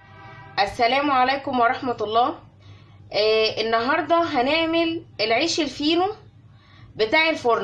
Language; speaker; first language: Arabic; native; Arabic